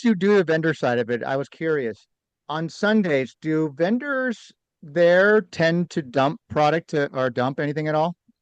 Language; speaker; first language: English; native; English